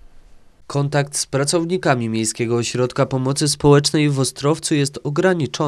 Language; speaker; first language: Polish; native; Polish